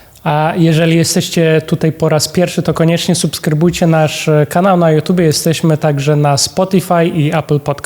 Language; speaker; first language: Polish; native; Polish